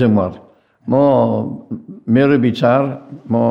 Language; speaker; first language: Nepali; non-native, fluent; English